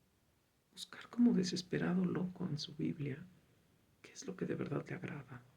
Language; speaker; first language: Spanish; native; Spanish